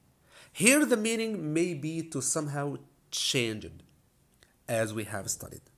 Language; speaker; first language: English; non-native, fluent; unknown